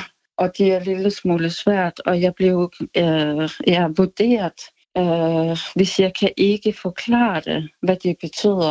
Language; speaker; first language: Danish; non-native, local second language; Kalaallisut